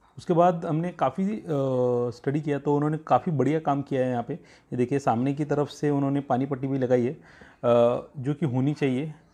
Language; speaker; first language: Hindi; non-native, local second language; Marathi